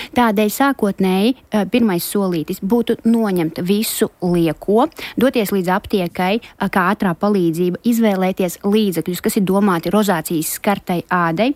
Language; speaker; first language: Latvian; non-native, local second language; Russian